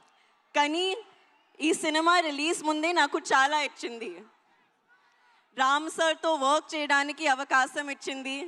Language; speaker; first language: Telugu; non-native, learner; Hindi